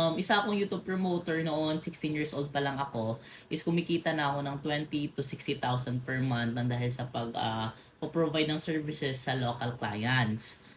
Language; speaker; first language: Filipino; non-native, local second language; Cebuano